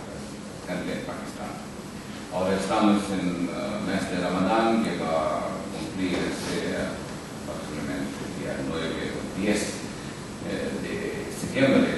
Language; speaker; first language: Spanish; non-native, local second language; Urdu